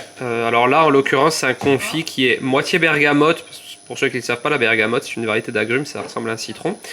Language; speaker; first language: French; native; French